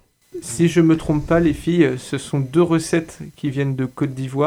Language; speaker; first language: French; native; French